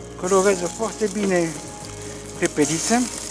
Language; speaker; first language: Romanian; non-native, learner; French